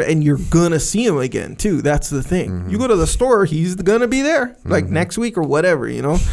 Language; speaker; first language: English; native; English